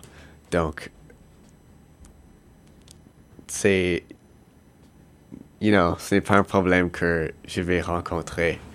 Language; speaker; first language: French; non-native, local second language; English